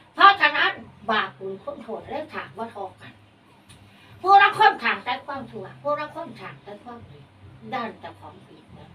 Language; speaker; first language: Thai; native; Thai